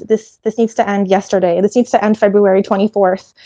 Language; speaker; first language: English; early bilingual, other home language; Ukrainian